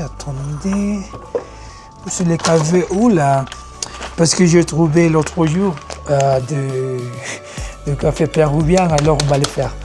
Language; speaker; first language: French; non-native, learner; Spanish